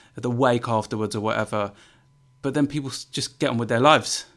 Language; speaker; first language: English; native; English